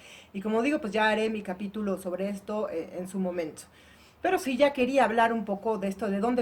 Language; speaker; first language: Spanish; native; Spanish